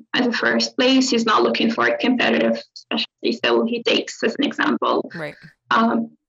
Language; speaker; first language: English; non-native, fluent; Arabic